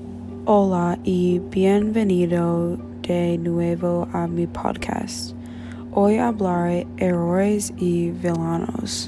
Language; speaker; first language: Spanish; non-native, learner; English